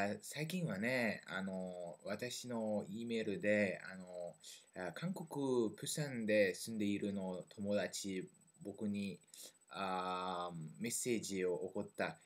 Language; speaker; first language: Japanese; non-native, learner; French